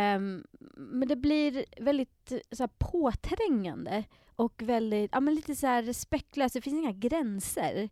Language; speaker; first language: Swedish; early bilingual, other home language; Persian